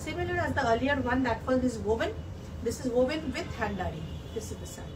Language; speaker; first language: English; non-native, local second language; Bangla